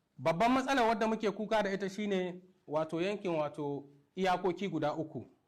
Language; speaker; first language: Hausa; non-native, local second language; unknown